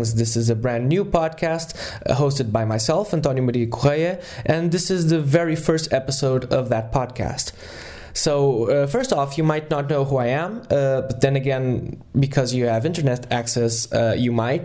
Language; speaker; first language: English; non-native, fluent; Portuguese